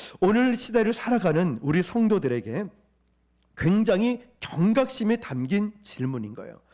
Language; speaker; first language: Korean; native; Korean